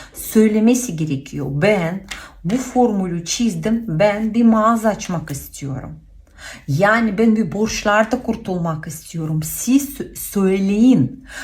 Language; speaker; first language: Turkish; non-native, fluent; Russian